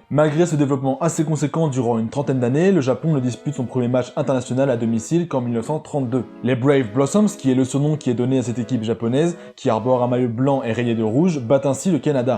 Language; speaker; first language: French; native; French